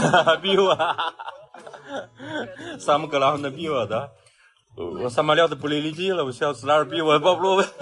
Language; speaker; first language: Russian; non-native, learner; Chinese